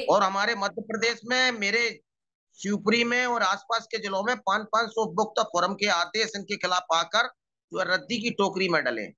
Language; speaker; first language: Hindi; native; Hindi